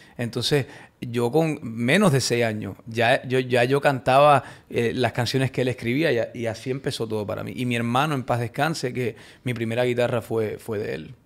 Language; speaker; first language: Spanish; early bilingual, heritage; Spanish